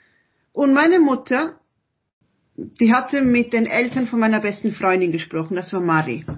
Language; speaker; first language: German; early bilingual, other home language; Italian